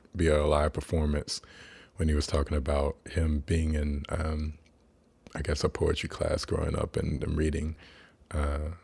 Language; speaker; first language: English; native; English